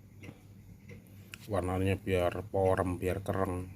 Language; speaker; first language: Indonesian; native; Indonesian